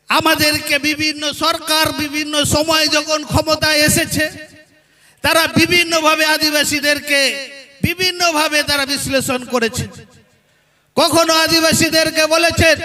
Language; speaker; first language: Bangla; non-native, local second language; Santali